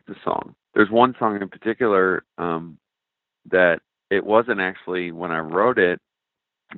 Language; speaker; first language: English; native; English